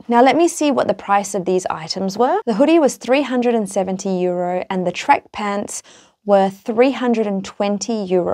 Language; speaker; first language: English; native; English